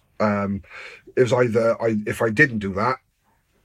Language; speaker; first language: English; native; English